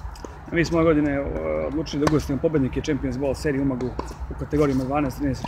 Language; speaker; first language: Serbian; native; Serbian